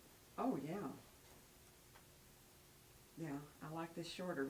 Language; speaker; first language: English; native; English